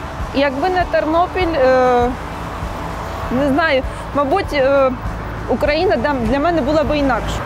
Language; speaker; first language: Ukrainian; non-native, fluent; Georgian